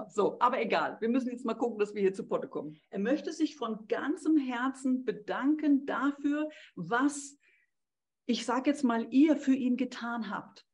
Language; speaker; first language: German; native; German